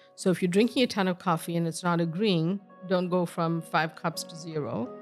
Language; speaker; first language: English; native; English